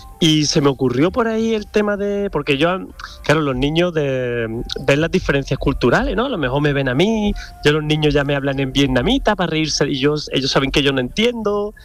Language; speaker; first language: Spanish; native; Spanish